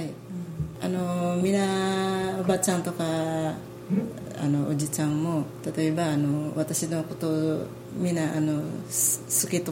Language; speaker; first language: Japanese; non-native, learner; Filipino